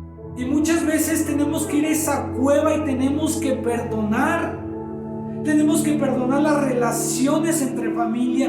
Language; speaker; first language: Spanish; native; Spanish